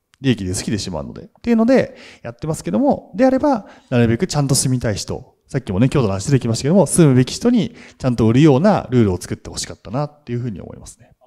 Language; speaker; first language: Japanese; native; Japanese